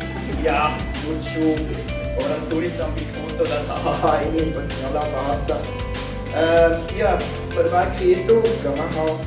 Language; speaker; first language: Indonesian; non-native, learner; English